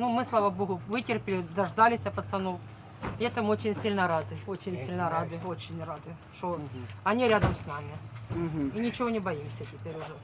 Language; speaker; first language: Russian; native; Russian